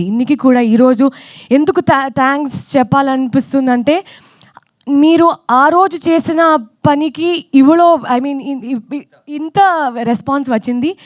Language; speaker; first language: Telugu; non-native, fluent; Kannada